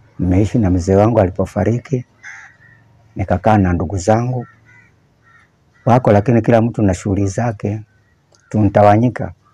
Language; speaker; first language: Swahili; non-native, local second language; Luyia